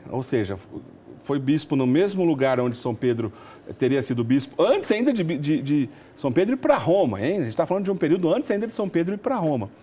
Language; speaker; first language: Portuguese; native; Portuguese